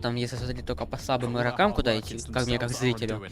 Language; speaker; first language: Russian; native; Russian